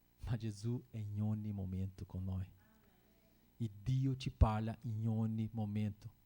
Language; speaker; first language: Italian; non-native, fluent; Portuguese